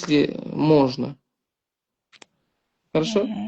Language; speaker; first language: Russian; non-native, local second language; Uzbek